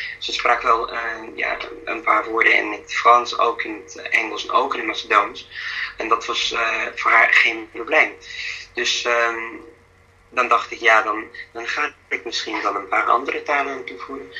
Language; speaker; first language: Dutch; non-native, fluent; English